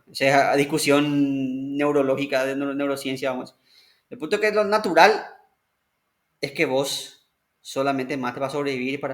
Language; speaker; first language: Spanish; native; Spanish